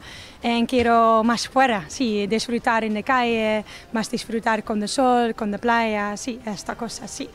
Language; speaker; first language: Spanish; non-native, learner; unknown